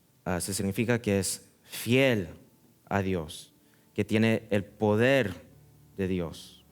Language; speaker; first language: Spanish; early bilingual, heritage; Spanish